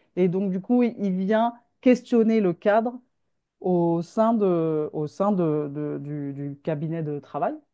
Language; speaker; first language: French; native; French